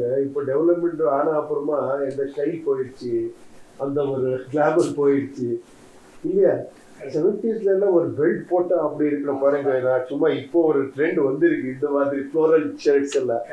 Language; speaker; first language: Tamil; non-native, learner; Kannada